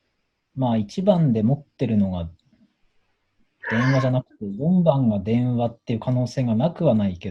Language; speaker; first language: Japanese; native; Japanese